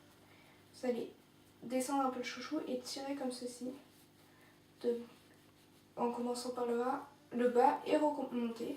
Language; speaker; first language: French; native; French